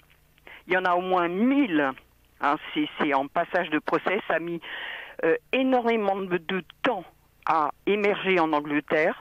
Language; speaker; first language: French; native; French